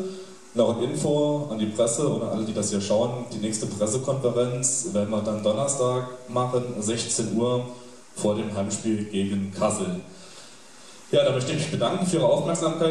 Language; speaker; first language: German; native; German